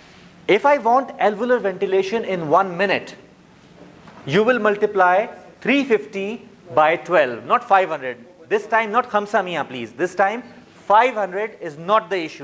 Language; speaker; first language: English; non-native, fluent; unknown